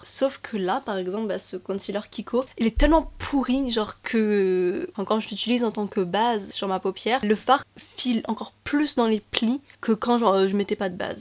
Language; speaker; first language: French; native; French